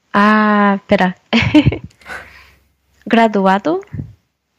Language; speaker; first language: Spanish; non-native, learner; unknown